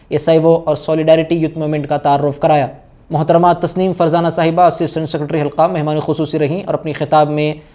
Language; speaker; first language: Urdu; native; Urdu